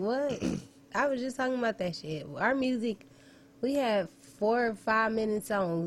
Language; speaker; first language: English; native; English